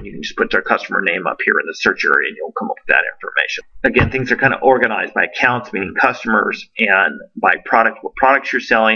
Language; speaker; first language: English; native; English